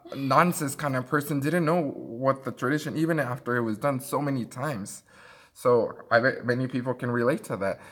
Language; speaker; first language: English; early bilingual, other home language; Spanish